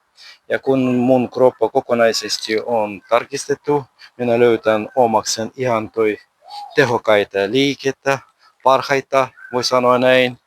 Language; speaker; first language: Finnish; non-native, learner; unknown